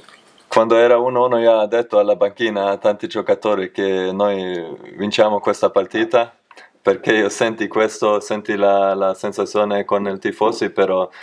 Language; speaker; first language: Italian; non-native, learner; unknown